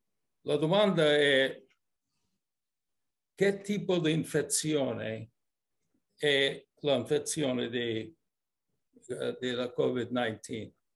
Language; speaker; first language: Italian; early bilingual, heritage; English